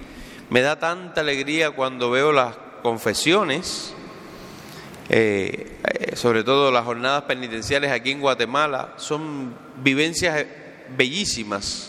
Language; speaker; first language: Spanish; native; Spanish